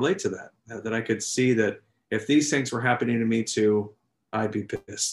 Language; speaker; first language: English; native; English